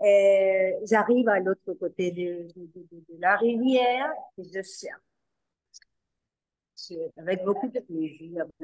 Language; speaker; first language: French; non-native, learner; Spanish